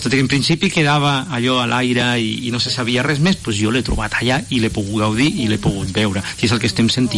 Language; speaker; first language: Catalan; native; Catalan